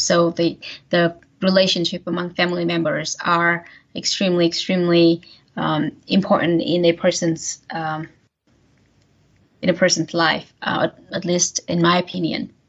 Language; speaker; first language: English; non-native, fluent; Vietnamese